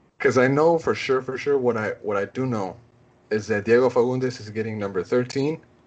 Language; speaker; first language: English; early bilingual, other home language; Spanish